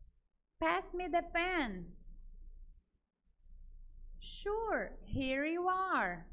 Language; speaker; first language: English; non-native, fluent; Portuguese